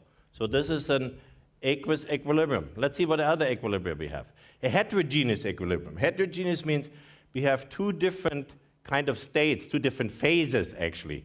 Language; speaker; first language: English; non-native, fluent; German